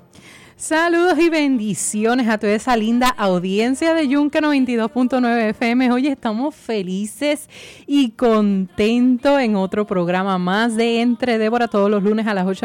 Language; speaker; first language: Spanish; native; Spanish